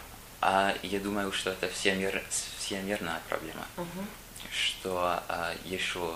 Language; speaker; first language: Russian; non-native, learner; English